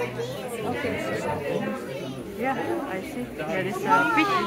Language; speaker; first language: English; non-native, learner; Indonesian